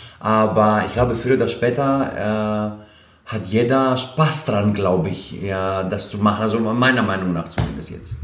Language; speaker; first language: German; non-native, fluent; Greek